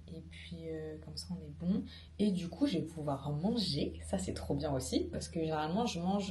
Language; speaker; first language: French; native; French